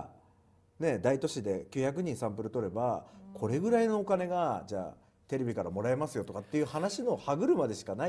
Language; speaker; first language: Japanese; native; Japanese